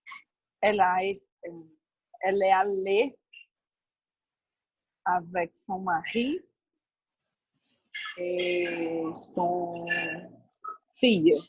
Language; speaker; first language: French; non-native, learner; Portuguese